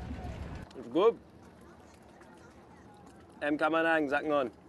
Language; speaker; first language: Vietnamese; non-native, learner; English